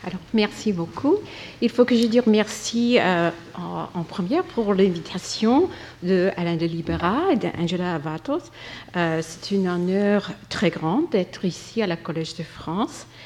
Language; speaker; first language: French; non-native, learner; English